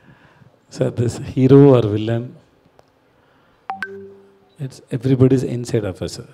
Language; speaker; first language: Telugu; non-native, learner; Tamil